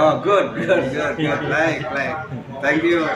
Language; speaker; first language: English; non-native, learner; Indonesian